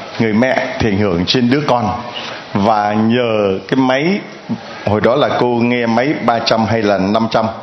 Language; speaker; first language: Vietnamese; native; Vietnamese